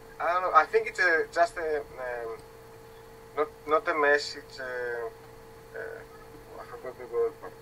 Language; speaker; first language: English; non-native, learner; Spanish